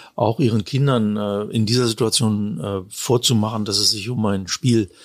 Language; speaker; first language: German; native; German